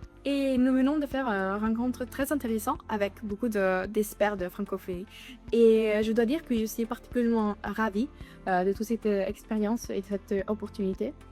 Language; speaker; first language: French; non-native, local second language; Italian